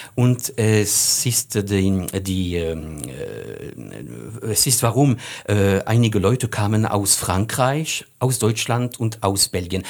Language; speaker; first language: German; non-native, fluent; French